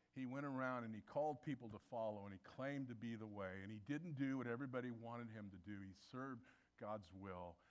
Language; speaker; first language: English; native; English